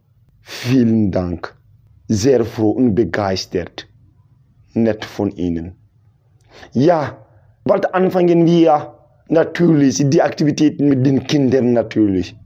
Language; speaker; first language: German; non-native, local second language; Bambara